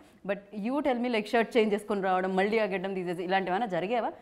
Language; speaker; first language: Telugu; native; Telugu